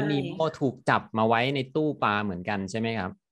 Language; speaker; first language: Thai; native; Thai